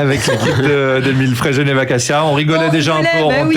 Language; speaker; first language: French; native; French